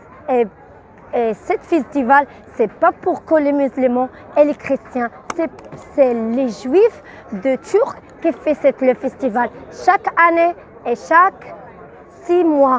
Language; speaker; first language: French; non-native, learner; Arabic